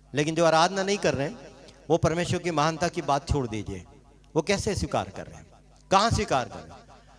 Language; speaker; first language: Hindi; non-native, local second language; Marathi